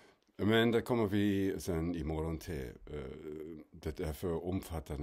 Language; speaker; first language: Swedish; non-native, fluent; German